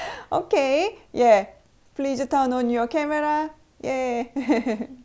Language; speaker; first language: English; non-native, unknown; Korean